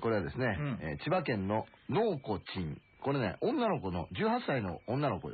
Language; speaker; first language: Japanese; native; Japanese